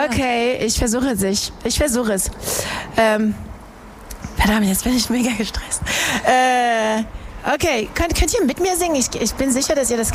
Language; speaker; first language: German; non-native, fluent; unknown